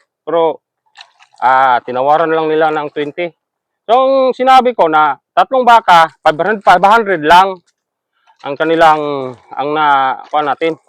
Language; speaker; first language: Filipino; non-native, local second language; Cebuano